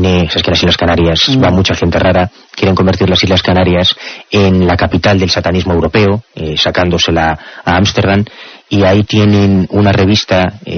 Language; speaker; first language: Spanish; native; Spanish